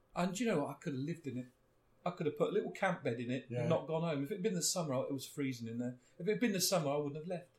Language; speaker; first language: English; native; English